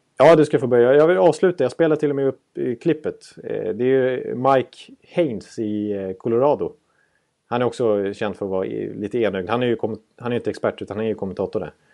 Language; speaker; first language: Swedish; native; Swedish